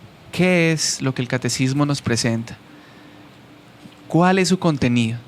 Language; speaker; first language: Spanish; native; Spanish